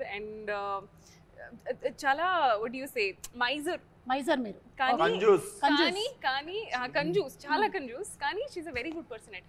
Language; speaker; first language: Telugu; non-native, learner; Hindi